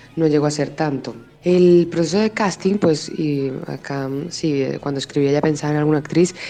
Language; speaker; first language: Spanish; native; Spanish